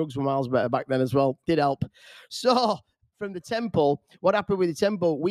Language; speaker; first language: English; native; English